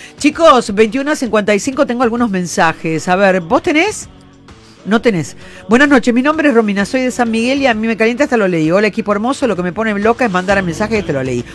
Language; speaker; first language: Spanish; native; Spanish